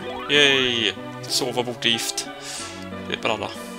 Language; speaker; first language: Swedish; native; Swedish